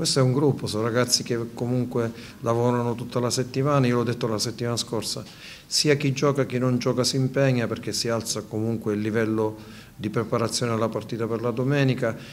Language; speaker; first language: Italian; native; Italian